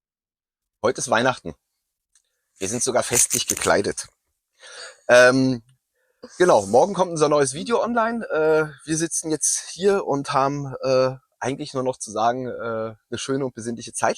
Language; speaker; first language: German; native; German